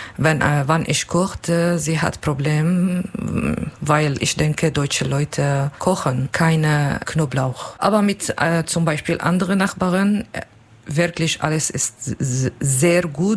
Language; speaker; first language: German; non-native, learner; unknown